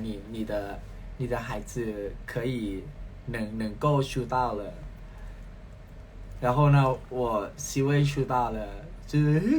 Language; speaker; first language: Chinese; non-native, learner; Thai